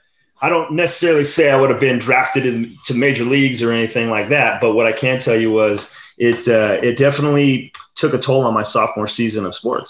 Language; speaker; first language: English; native; English